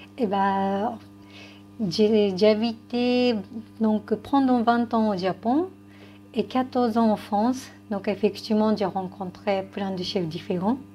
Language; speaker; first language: French; non-native, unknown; Japanese